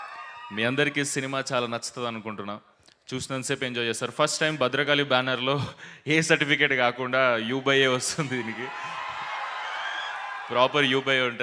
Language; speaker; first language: Telugu; native; Telugu